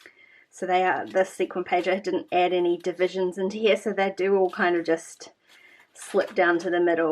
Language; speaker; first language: English; native; English